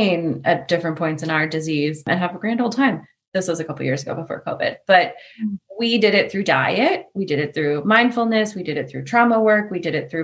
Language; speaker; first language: English; native; English